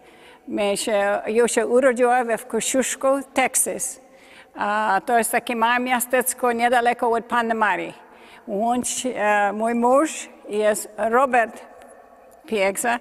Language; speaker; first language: Polish; early bilingual, heritage; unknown